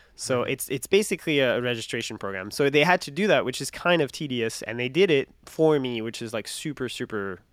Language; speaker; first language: English; non-native, fluent; French